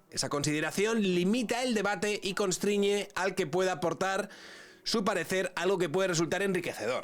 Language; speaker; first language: Spanish; native; Spanish